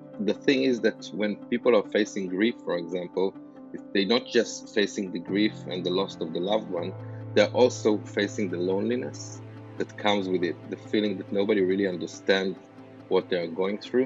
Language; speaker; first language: English; non-native, fluent; Hebrew